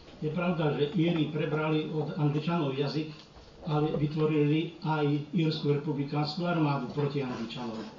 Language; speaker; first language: Slovak; early bilingual, heritage; Slovak